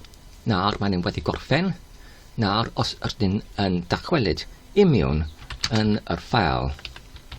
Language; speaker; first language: Welsh; non-native, learner; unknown